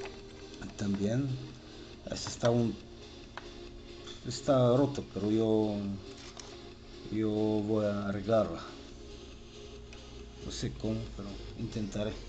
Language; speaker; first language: Spanish; non-native, fluent; Bulgarian